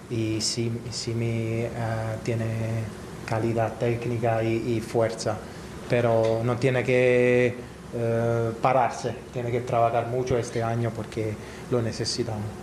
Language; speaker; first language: Spanish; non-native, fluent; Italian